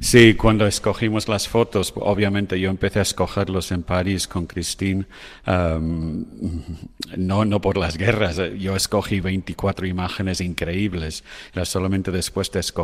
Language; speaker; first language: Spanish; non-native, fluent; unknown